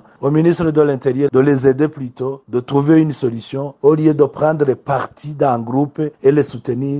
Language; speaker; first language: French; non-native, local second language; Rundi